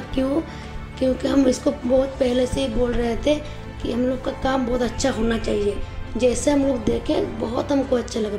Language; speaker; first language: Hindi; non-native, local second language; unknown